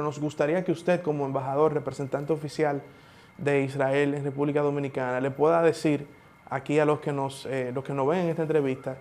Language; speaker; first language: Spanish; native; Spanish